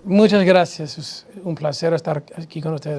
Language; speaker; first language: Spanish; non-native, fluent; English